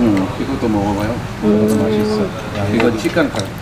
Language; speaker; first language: Korean; non-native, fluent; Urdu